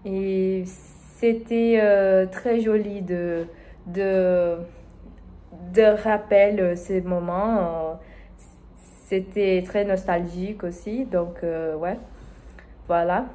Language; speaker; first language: French; non-native, learner; Spanish